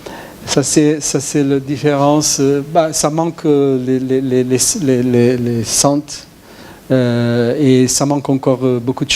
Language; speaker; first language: French; non-native, fluent; Portuguese